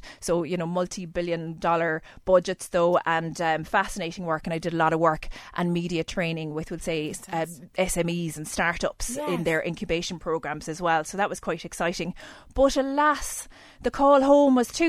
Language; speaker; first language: English; native; English